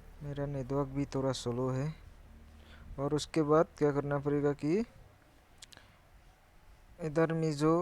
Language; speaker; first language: Hindi; non-native, local second language; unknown